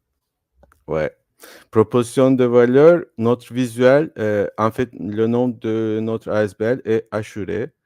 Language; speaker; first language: French; non-native, fluent; Turkish